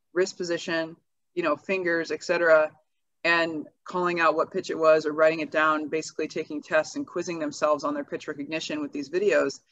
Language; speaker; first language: English; native; English